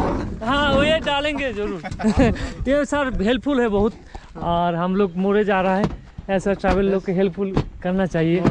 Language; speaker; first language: Hindi; non-native, local second language; Bangla